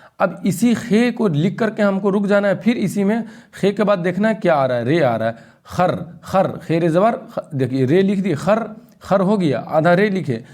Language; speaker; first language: Hindi; native; Hindi